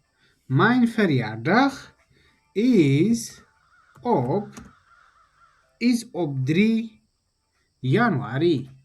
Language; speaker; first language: Dutch; non-native, learner; Tigrinya